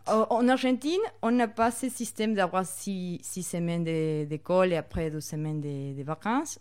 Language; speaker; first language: French; non-native, fluent; Spanish